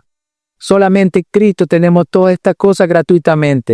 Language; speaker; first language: Spanish; native; Spanish